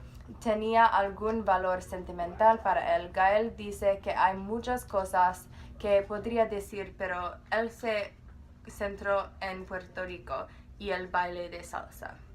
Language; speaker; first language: Spanish; non-native, learner; English